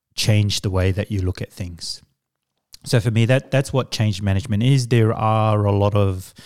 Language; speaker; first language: English; early bilingual, other home language; Samoan